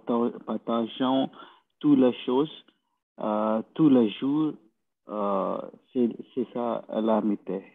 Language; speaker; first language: French; non-native, learner; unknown